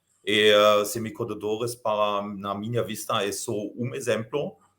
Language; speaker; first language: Portuguese; non-native, fluent; German